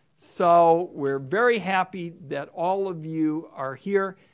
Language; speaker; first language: English; native; English